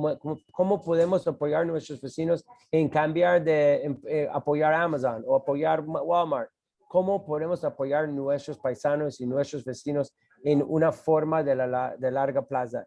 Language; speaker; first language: Spanish; non-native, fluent; English